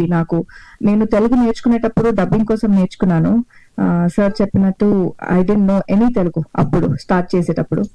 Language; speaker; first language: Telugu; non-native, learner; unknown